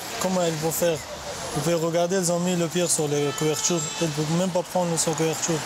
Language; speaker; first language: French; non-native, learner; Persian